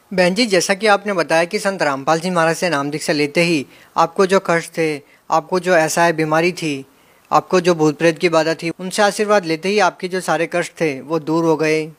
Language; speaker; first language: Hindi; native; Hindi